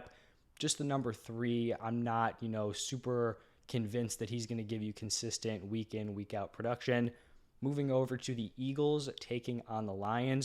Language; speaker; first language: English; native; English